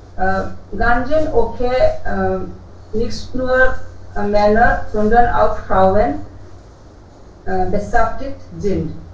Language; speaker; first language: German; non-native, learner; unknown